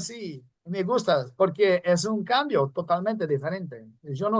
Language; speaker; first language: Spanish; non-native, fluent; Portuguese